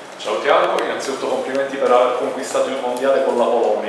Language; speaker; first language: Italian; native; Italian